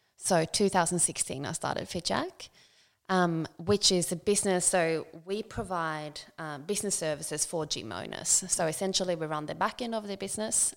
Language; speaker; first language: English; non-native, fluent; Swedish